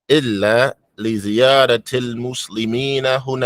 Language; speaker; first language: Arabic; non-native, learner; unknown